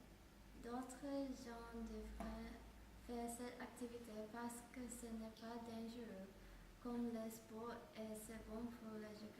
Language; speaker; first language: French; non-native, learner; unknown